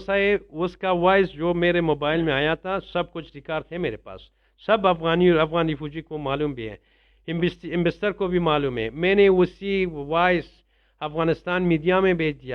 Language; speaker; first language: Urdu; non-native, learner; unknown